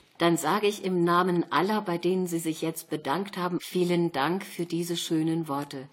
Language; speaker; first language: German; native; German